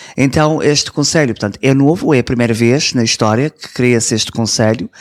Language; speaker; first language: Portuguese; early bilingual, heritage; English